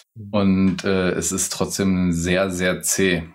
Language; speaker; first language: German; non-native, fluent; English